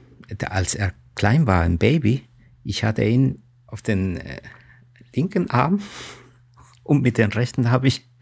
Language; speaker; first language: German; non-native, fluent; Spanish